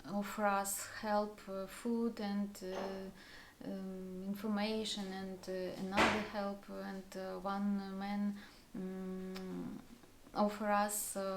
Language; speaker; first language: English; non-native, learner; Russian